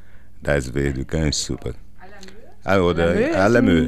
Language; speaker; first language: German; non-native, learner; Portuguese